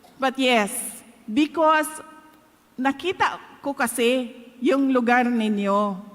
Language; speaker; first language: Filipino; non-native, local second language; Cebuano